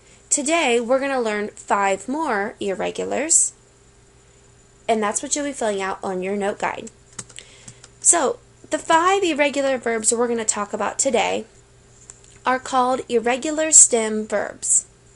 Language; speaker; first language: English; native; English